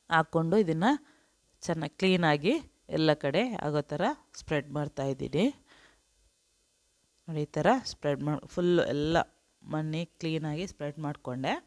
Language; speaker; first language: Kannada; non-native, local second language; Urdu